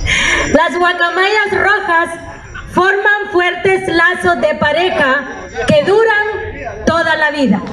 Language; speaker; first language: Spanish; native; Spanish